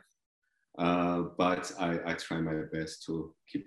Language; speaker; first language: English; non-native, fluent; Georgian